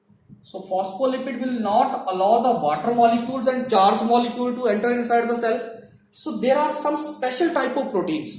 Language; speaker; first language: English; non-native, local second language; Hindi